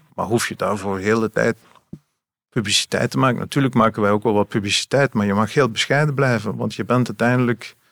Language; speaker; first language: Dutch; native; Dutch